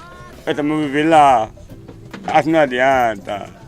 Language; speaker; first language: Portuguese; non-native, local second language; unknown